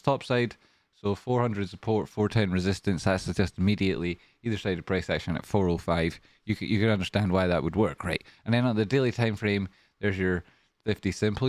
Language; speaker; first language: English; native; English